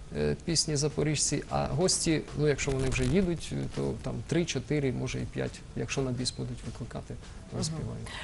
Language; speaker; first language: Ukrainian; non-native, local second language; Russian